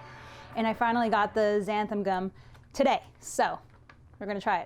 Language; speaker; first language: English; native; English